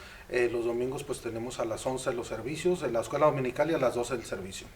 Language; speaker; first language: Spanish; native; Spanish